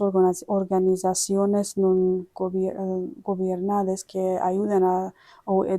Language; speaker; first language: Spanish; non-native, fluent; Persian